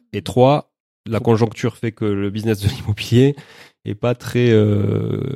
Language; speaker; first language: French; native; French